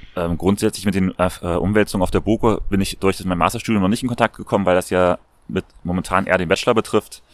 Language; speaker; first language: German; native; German